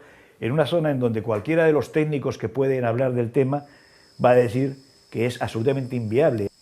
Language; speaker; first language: Spanish; native; Spanish